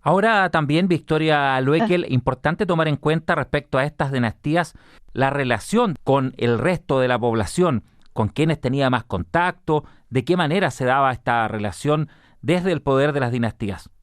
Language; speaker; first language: Spanish; native; Spanish